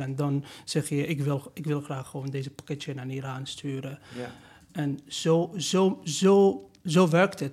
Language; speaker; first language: Dutch; non-native, learner; Persian